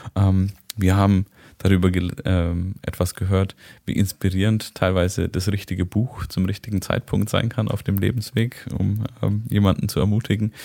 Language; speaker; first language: German; native; German